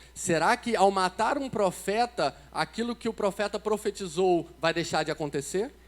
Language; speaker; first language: Portuguese; native; Portuguese